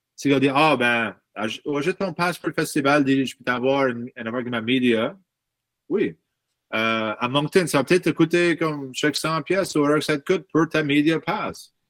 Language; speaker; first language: French; native; French